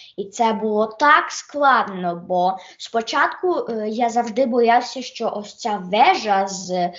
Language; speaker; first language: Ukrainian; early bilingual, heritage; Ukrainian